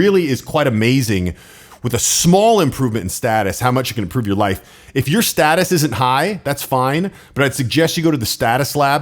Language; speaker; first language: English; native; English